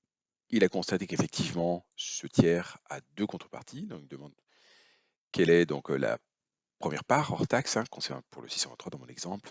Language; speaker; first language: French; native; French